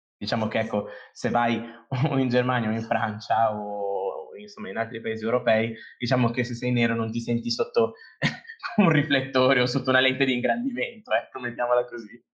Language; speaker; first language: Italian; native; Italian